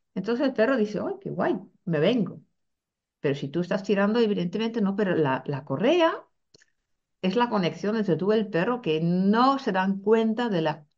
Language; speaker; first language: Spanish; non-native, fluent; Dutch